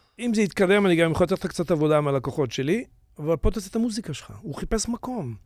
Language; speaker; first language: Hebrew; native; Hebrew